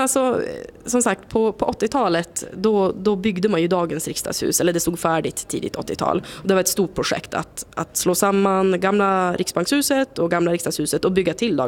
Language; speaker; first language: Swedish; native; Swedish